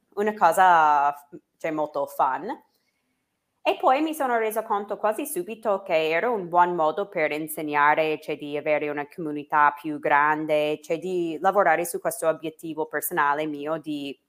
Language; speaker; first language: Italian; non-native, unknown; English